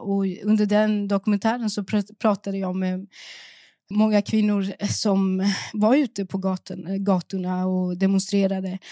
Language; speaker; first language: Swedish; early bilingual, other home language; Persian